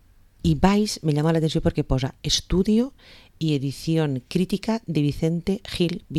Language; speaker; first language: Catalan; native; Catalan